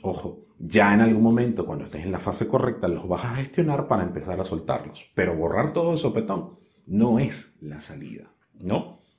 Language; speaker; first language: Spanish; native; Spanish